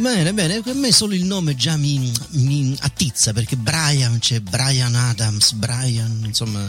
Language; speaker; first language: Italian; native; Italian